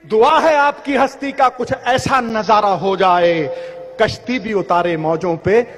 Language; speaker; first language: Hindi; non-native, local second language; Punjabi